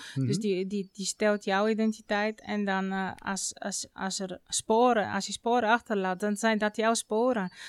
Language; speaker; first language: Dutch; non-native, fluent; Bulgarian